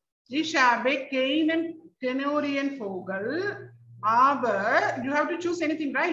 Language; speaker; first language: English; non-native, local second language; Tamil